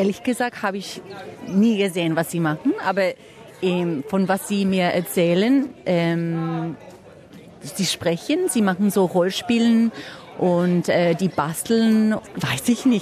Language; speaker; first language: German; non-native, learner; English